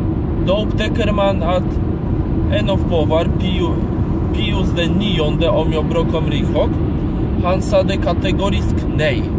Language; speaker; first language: Swedish; non-native, fluent; Polish